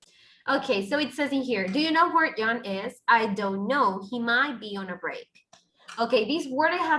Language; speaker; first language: English; non-native, fluent; Spanish